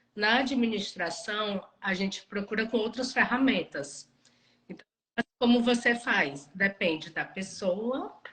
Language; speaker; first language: Portuguese; native; Portuguese